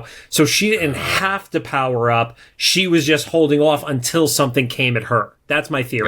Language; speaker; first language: English; native; English